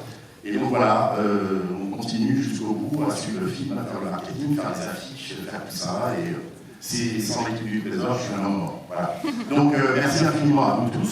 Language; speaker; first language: French; native; French